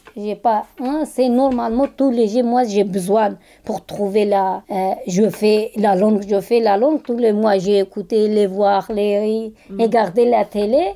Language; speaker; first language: French; non-native, learner; Kurdish